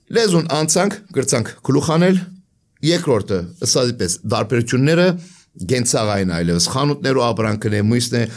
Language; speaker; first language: Armenian; early bilingual, heritage; Armenian